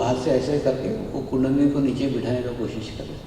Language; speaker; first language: Hindi; native; Hindi